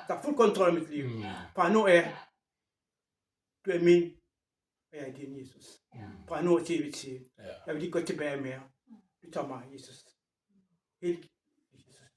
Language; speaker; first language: Danish; non-native, fluent; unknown